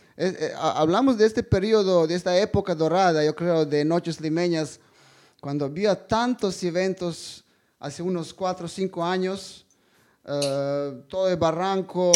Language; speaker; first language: Spanish; non-native, fluent; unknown